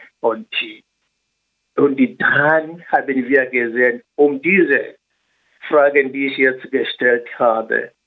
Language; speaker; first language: German; non-native, learner; Swahili